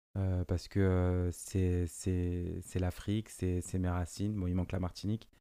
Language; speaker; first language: French; native; French